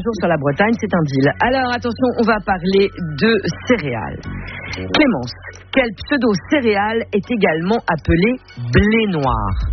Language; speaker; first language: French; native; French